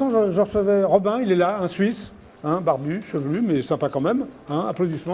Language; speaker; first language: French; native; French